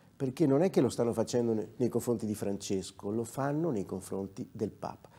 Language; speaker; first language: Italian; native; Italian